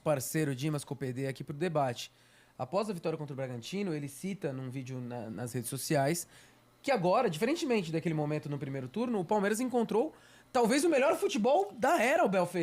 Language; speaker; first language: Portuguese; native; Portuguese